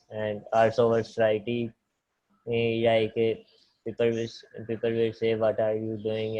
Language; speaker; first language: English; non-native, learner; Punjabi